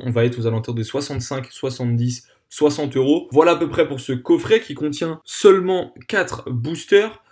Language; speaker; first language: French; native; French